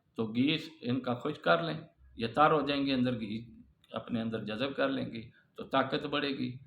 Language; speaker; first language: Urdu; non-native, local second language; Punjabi